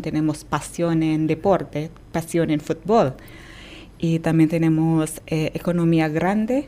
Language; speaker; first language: Spanish; non-native, fluent; Indonesian